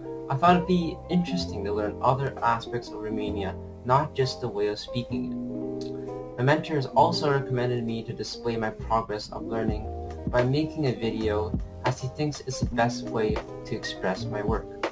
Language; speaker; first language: English; native; English